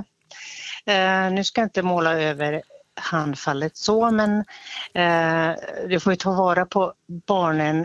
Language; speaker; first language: Swedish; native; Swedish